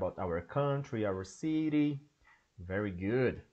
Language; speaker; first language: English; non-native, learner; Portuguese